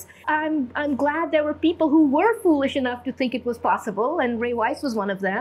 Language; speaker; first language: English; non-native, local second language; Urdu